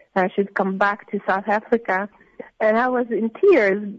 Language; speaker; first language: English; non-native, fluent; Russian